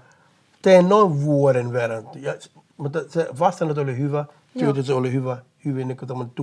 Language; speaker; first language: Finnish; non-native, fluent; English